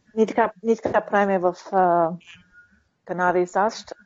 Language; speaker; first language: Bulgarian; early bilingual, heritage; Bulgarian